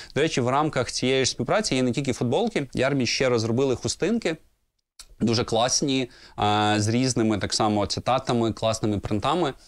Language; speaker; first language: Ukrainian; native; Ukrainian